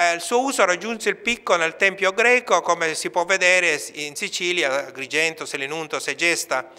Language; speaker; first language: Italian; native; Italian